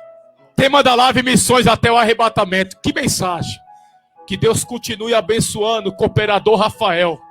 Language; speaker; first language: Portuguese; native; Portuguese